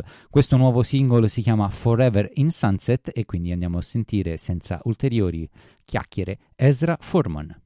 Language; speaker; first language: Italian; native; Italian